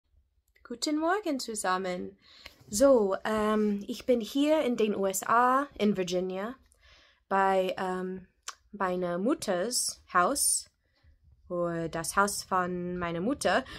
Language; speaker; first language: German; non-native, learner; English